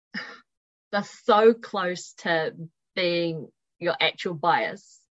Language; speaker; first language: English; native; English